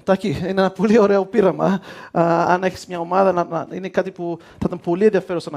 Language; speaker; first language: Greek; early bilingual, heritage; Greek